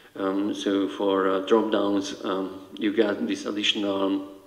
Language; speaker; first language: English; non-native, fluent; Hungarian